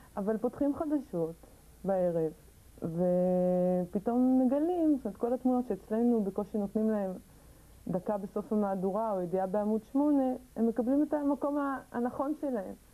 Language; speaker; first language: Hebrew; native; Hebrew